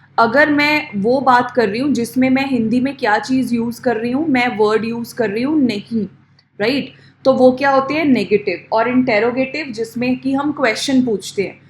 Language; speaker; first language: Hindi; native; Hindi